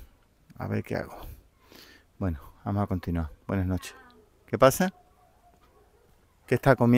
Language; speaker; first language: Spanish; native; Spanish